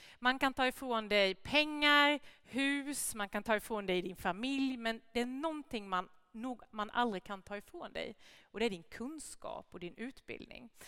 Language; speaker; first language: Swedish; native; Swedish